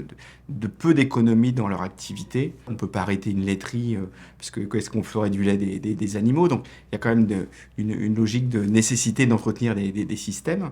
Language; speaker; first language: French; native; French